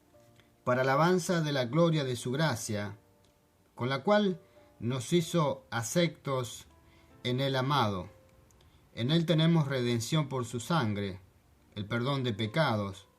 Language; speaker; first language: Spanish; non-native, fluent; French